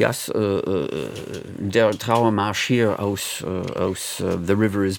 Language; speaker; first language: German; non-native, fluent; English